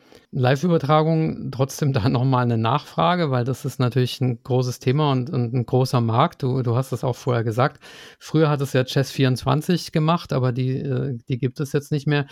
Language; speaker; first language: German; native; German